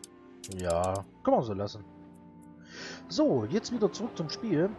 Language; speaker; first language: German; native; German